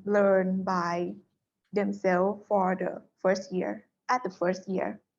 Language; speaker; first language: English; non-native, learner; Thai